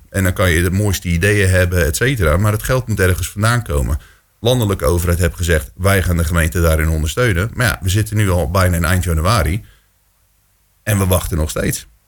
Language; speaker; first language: Dutch; native; Dutch